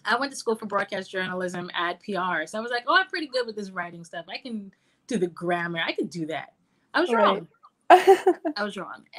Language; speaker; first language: English; native; English